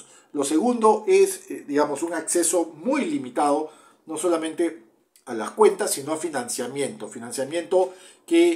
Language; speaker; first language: Spanish; native; Spanish